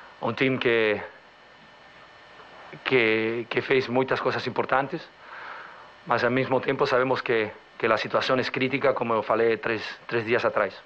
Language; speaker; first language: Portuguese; non-native, learner; Spanish